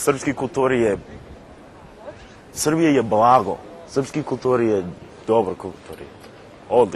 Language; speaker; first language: Serbian; non-native, learner; English